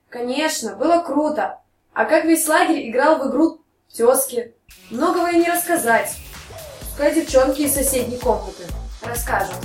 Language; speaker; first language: Russian; native; Russian